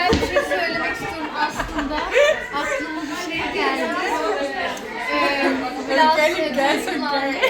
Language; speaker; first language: Turkish; early bilingual, heritage; Turkish